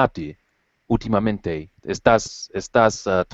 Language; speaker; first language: Spanish; non-native, learner; English